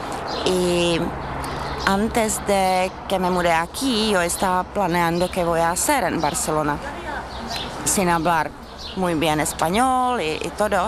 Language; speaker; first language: Spanish; non-native, fluent; Czech